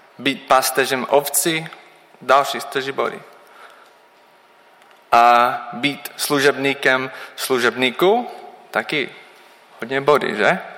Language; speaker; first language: Czech; non-native, learner; English